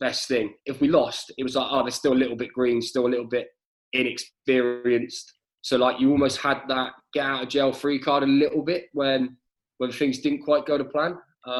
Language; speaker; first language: English; native; English